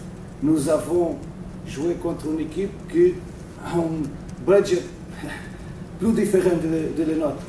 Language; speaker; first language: French; non-native, learner; Portuguese